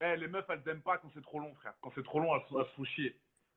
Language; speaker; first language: French; native; French